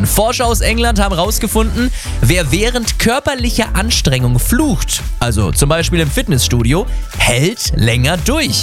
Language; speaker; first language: German; native; German